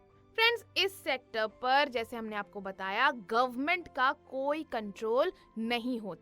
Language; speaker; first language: Hindi; native; Hindi